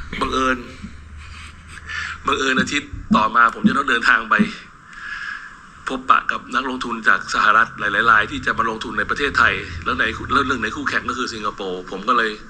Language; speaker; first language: Thai; native; Thai